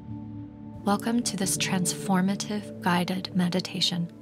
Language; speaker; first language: English; native; English